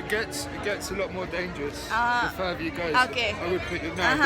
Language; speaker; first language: English; non-native, learner; Korean